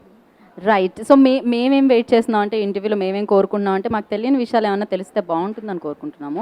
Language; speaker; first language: Telugu; native; Telugu